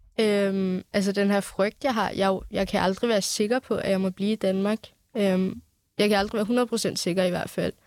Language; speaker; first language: Danish; early bilingual, other home language; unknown